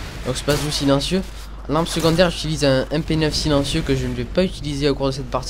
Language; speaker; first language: French; native; French